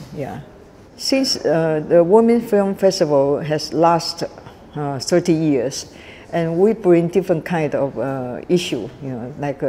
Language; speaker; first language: English; non-native, learner; Chinese